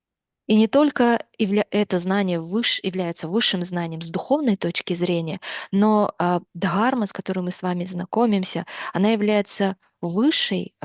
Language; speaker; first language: Russian; non-native, fluent; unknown